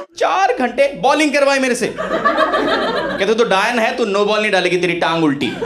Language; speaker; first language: Hindi; non-native, local second language; Bangla